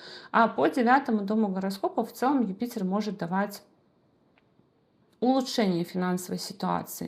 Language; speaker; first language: Russian; native; Russian